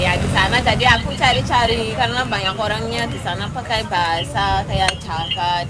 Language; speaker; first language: Indonesian; non-native, fluent; Shona